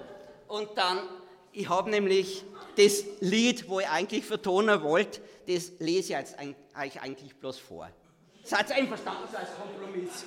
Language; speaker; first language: German; native; German